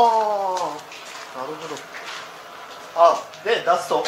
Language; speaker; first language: Japanese; native; Japanese